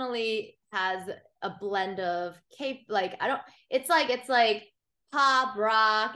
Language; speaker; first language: English; early bilingual, other home language; Korean